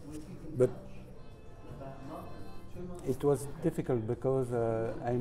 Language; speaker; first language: English; non-native, learner; French